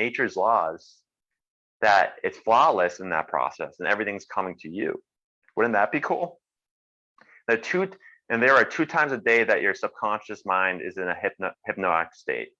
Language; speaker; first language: English; native; English